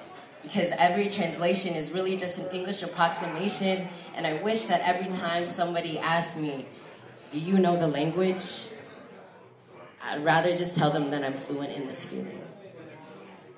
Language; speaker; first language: English; early bilingual, other home language; Filipino